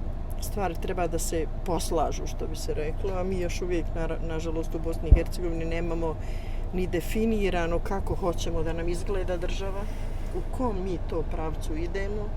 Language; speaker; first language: Bosnian; native; Bosnian